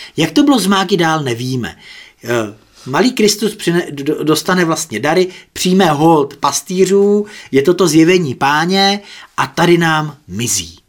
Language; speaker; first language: Czech; native; Czech